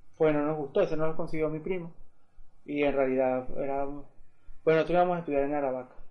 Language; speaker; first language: Spanish; native; Spanish